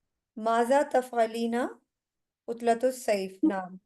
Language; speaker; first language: Arabic; non-native, fluent; Hindi